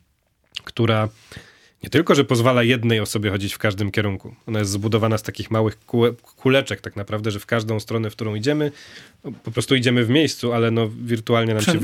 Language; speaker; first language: Polish; native; Polish